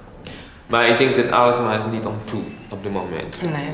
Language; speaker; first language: Dutch; non-native, fluent; English